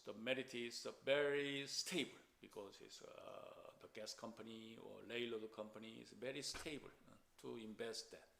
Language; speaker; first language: English; non-native, fluent; Korean